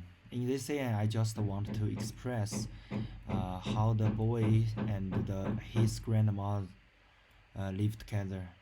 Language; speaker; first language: English; non-native, learner; Chinese